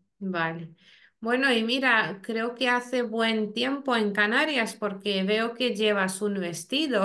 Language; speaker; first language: Spanish; non-native, fluent; Lithuanian